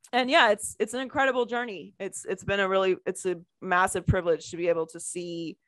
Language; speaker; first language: English; native; English